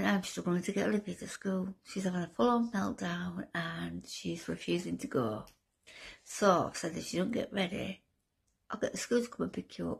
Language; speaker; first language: English; native; English